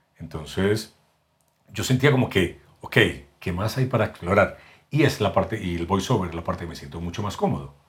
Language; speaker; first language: Spanish; native; Spanish